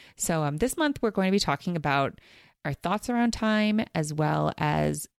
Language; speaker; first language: English; native; English